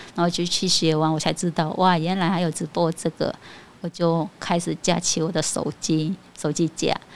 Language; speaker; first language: Chinese; non-native, fluent; Khmer